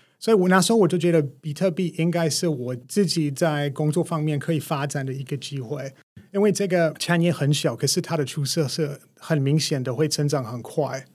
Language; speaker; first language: Chinese; non-native, fluent; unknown